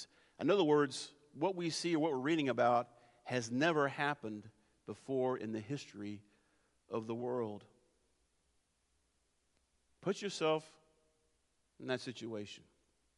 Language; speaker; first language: English; native; English